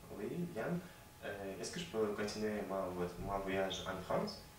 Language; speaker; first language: French; non-native, learner; Latvian